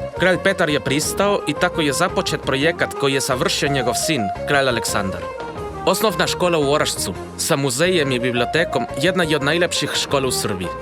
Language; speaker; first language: Croatian; non-native, fluent; Spanish